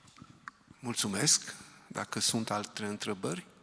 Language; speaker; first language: Romanian; non-native, fluent; Polish